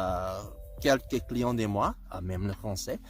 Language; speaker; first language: French; non-native, learner; English